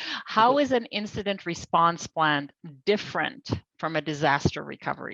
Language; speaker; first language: English; non-native, fluent; Polish